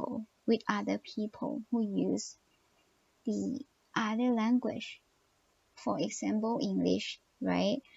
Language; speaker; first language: English; non-native, learner; Thai